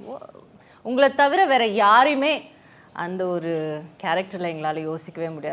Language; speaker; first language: Tamil; native; Tamil